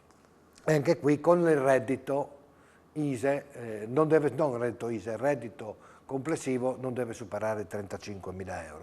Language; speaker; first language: Italian; native; Italian